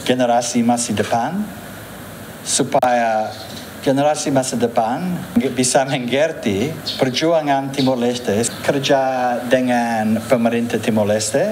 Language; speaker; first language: Indonesian; non-native, fluent; English